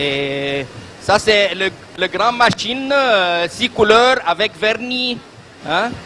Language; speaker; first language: French; non-native, learner; Arabic